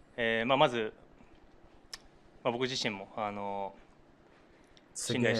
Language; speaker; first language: Japanese; native; Japanese